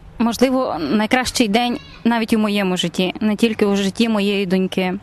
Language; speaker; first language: Ukrainian; native; Ukrainian